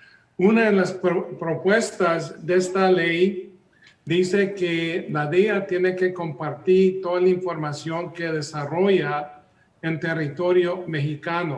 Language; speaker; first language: Spanish; early bilingual, heritage; Spanish